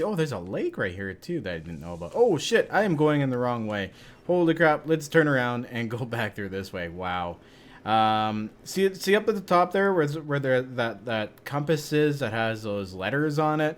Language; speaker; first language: English; native; English